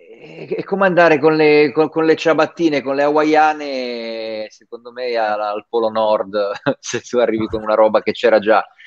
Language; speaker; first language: Italian; native; Italian